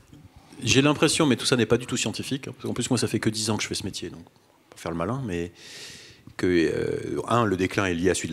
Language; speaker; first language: French; native; French